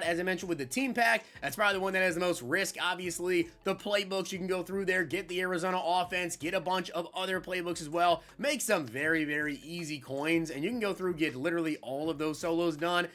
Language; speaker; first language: English; native; English